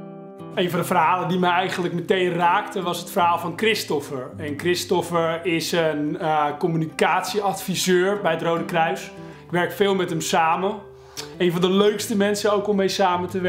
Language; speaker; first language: Dutch; native; Dutch